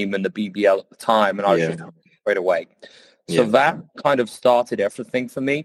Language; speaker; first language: English; native; English